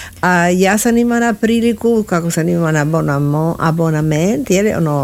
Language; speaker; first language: Croatian; early bilingual, heritage; Croatian